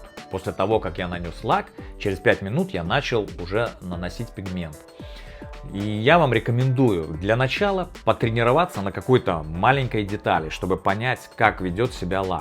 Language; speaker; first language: Russian; native; Russian